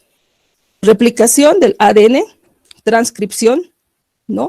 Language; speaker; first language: Spanish; native; Spanish